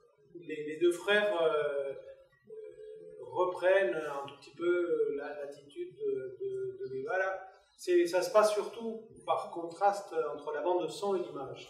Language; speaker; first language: French; native; French